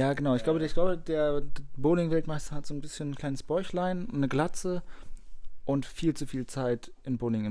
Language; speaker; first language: German; native; German